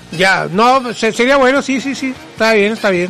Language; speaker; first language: Spanish; native; Spanish